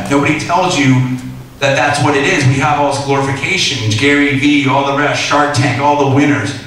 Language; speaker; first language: English; native; English